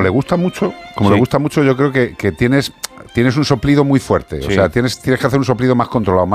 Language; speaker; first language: Spanish; native; Spanish